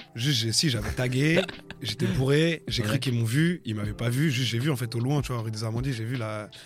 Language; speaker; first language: French; native; French